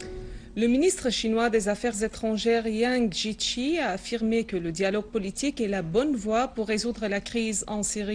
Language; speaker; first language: French; non-native, fluent; Arabic